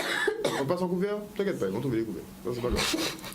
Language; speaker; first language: French; native; French